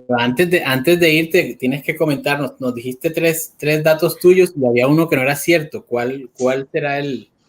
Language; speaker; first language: Spanish; native; Spanish